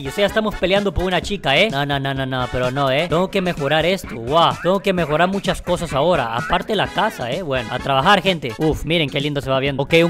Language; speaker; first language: Spanish; native; Spanish